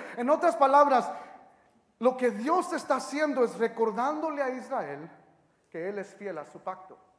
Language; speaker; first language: Spanish; early bilingual, heritage; Spanish